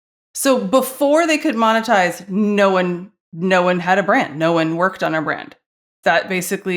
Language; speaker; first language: English; native; English